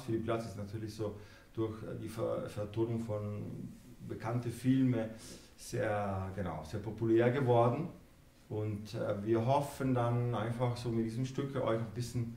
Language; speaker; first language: German; non-native, fluent; Italian